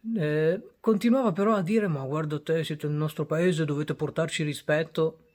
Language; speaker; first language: Italian; early bilingual, other home language; Bangla